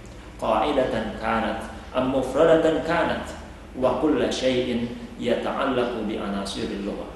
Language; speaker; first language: Arabic; non-native, fluent; Indonesian